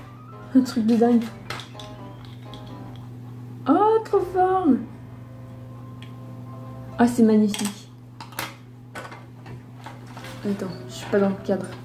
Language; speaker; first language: French; native; French